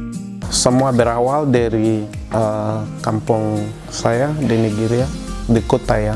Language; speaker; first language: Indonesian; non-native, fluent; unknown